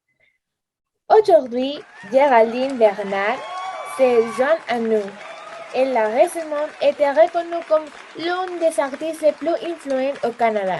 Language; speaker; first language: French; non-native, learner; Spanish